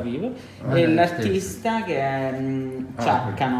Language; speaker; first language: Italian; native; Italian